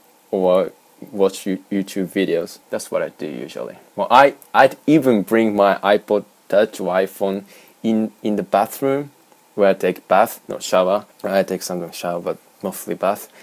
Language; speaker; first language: English; non-native, fluent; Japanese